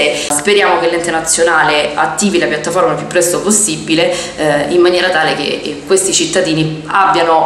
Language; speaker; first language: Italian; native; Italian